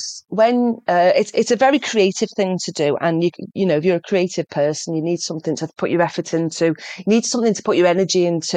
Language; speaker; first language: English; native; English